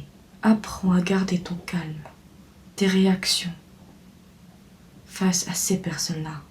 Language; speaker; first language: French; native; French